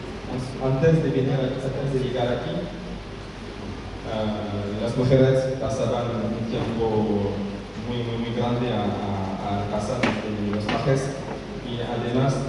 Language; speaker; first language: Spanish; non-native, learner; French